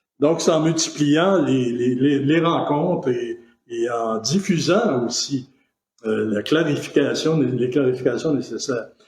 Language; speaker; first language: French; native; French